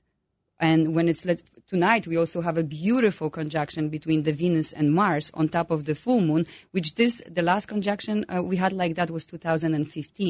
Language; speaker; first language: English; non-native, fluent; Polish